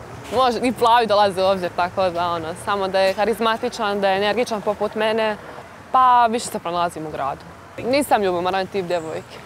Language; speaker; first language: Serbian; native; Serbian